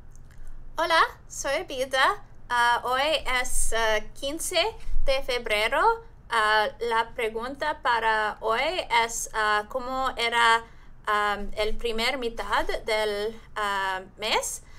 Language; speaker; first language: Spanish; non-native, learner; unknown